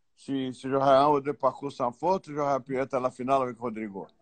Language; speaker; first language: French; non-native, fluent; Portuguese